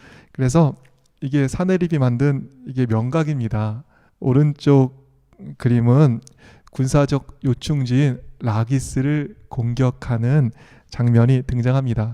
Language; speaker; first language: Korean; native; Korean